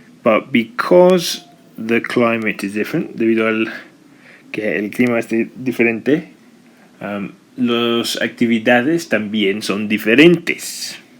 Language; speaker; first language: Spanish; non-native, fluent; English